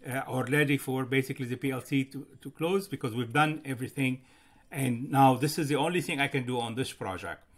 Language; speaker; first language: English; non-native, fluent; Arabic